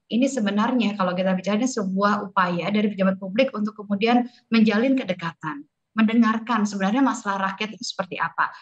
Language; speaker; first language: Indonesian; native; Indonesian